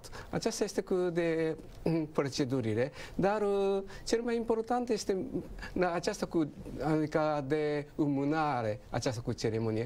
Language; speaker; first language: Romanian; non-native, learner; Japanese